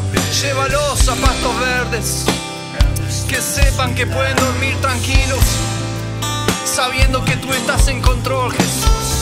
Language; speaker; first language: Spanish; native; Spanish